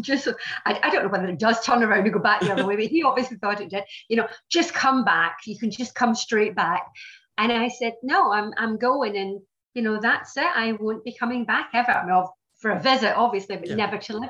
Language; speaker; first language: English; native; English